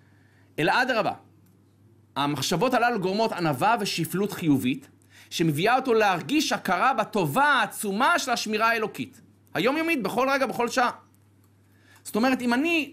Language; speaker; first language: Hebrew; native; Hebrew